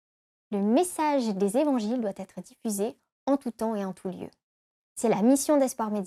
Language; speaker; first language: French; native; French